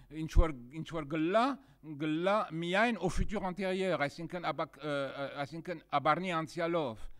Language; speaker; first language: Armenian; early bilingual, heritage; Armenian